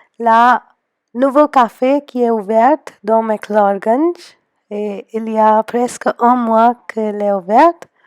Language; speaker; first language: French; non-native, learner; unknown